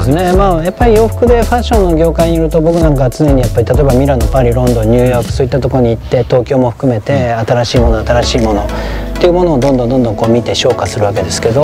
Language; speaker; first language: Japanese; native; Japanese